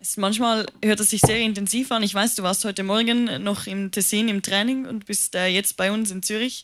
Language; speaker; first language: German; native; German